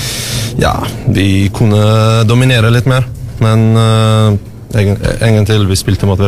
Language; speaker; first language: Norwegian; non-native, learner; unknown